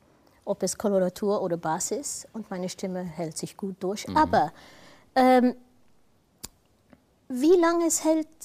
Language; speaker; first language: German; non-native, fluent; English